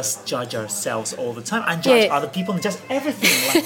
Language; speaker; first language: English; non-native, fluent; Catalan